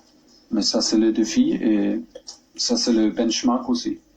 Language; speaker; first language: French; non-native, learner; German